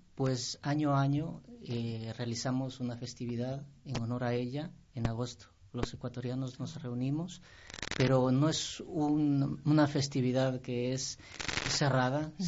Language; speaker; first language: Spanish; native; Spanish